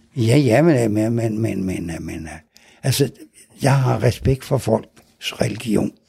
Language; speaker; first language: Danish; native; Danish